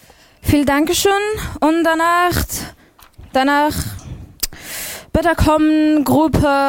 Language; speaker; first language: German; non-native, learner; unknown